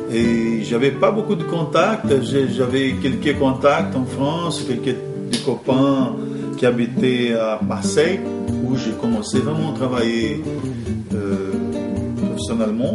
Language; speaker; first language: French; non-native, fluent; Portuguese